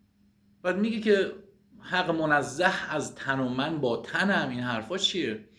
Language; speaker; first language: Persian; native; Persian